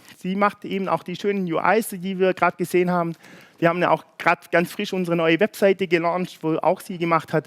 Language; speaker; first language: German; native; German